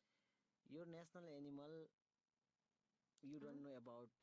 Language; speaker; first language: English; non-native, learner; Nepali